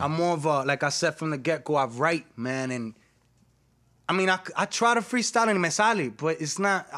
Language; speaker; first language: English; early bilingual, other home language; Spanish